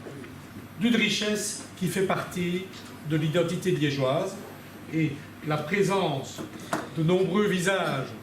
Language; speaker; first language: French; native; French